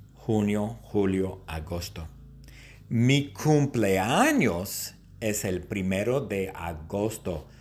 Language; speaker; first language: Spanish; non-native, fluent; English